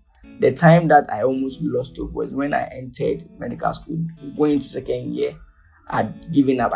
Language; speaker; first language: English; non-native, local second language; Akan